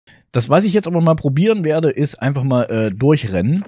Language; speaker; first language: German; native; German